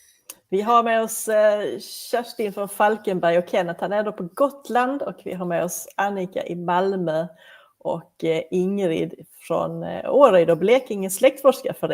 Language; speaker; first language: Swedish; native; Swedish